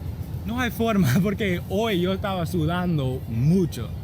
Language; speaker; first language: Spanish; non-native, learner; English